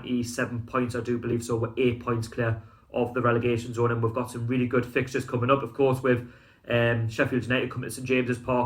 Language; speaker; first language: English; native; English